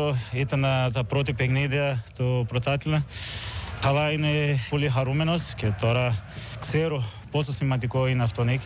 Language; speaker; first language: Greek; non-native, learner; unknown